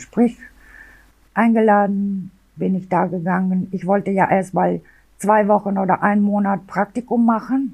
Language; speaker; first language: German; non-native, local second language; Albanian